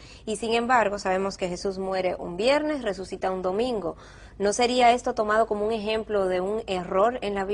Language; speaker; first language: Spanish; native; Spanish